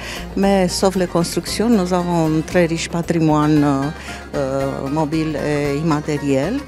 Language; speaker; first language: French; non-native, fluent; Romanian